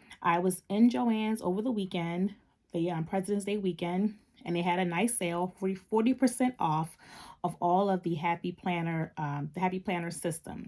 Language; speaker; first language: English; native; English